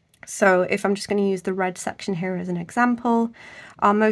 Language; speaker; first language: English; native; English